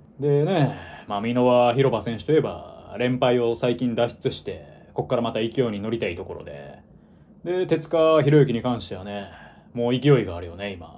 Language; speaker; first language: Japanese; native; Japanese